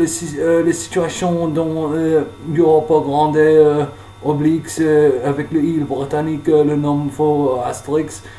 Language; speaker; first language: French; non-native, learner; English